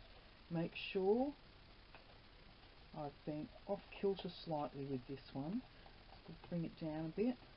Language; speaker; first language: English; native; English